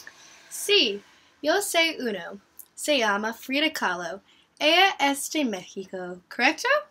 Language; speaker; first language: Spanish; non-native, learner; English